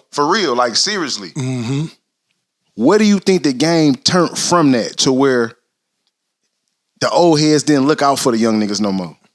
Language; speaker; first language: English; native; English